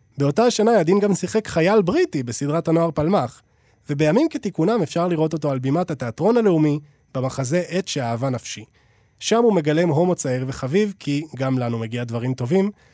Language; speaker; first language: Hebrew; native; Hebrew